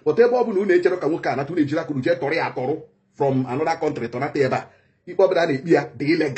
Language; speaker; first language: Igbo; native; Igbo